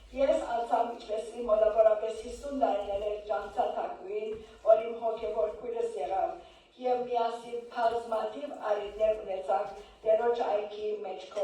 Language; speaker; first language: Armenian; early bilingual, heritage; Armenian